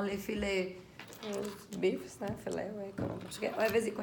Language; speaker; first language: French; non-native, fluent; Portuguese